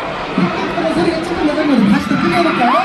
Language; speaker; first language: Korean; native; Korean